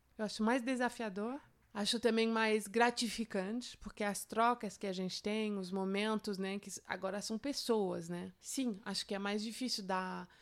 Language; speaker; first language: Portuguese; non-native, fluent; French